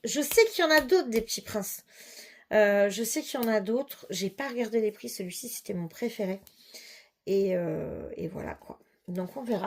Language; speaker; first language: French; native; French